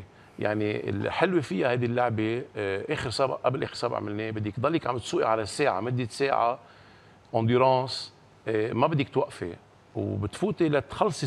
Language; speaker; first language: Arabic; native; Arabic